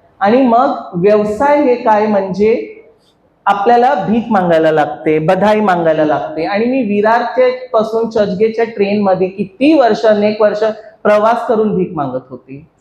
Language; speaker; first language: Marathi; non-native, local second language; Hindi